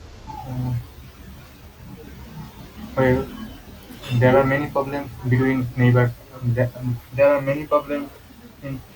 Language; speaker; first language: English; non-native, learner; Bangla